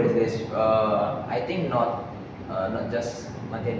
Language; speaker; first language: English; non-native, learner; Indonesian